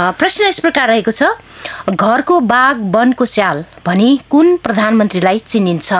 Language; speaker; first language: Nepali; non-native, local second language; Dangaura Tharu